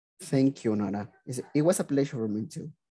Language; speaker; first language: English; non-native, fluent; Spanish